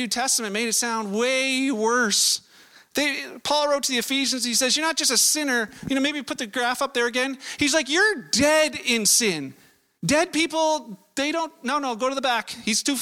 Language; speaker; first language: English; native; English